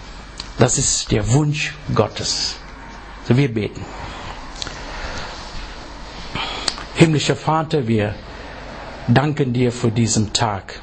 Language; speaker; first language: German; non-native, learner; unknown